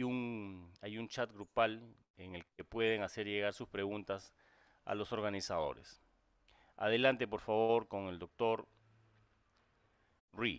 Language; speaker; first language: Spanish; native; Spanish